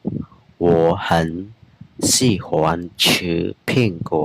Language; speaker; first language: Chinese; non-native, fluent; Khmer